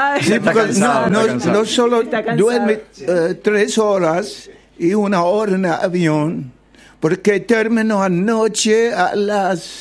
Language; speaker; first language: Spanish; non-native, learner; English